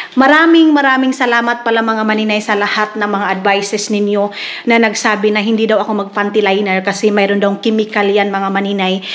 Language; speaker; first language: Filipino; non-native, local second language; Cebuano